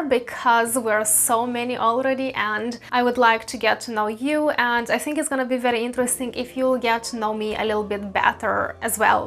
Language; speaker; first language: English; non-native, fluent; Russian